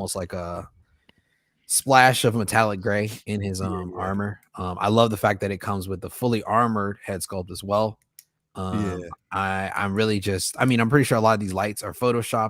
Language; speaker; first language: English; native; English